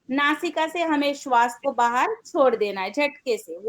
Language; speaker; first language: Hindi; non-native, local second language; Marathi